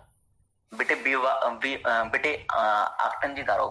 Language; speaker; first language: German; non-native, learner; Hindi